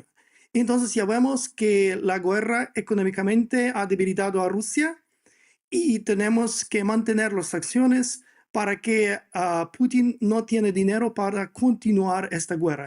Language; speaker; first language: Spanish; non-native, fluent; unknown